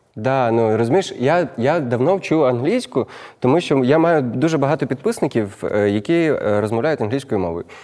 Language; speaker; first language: Ukrainian; native; Ukrainian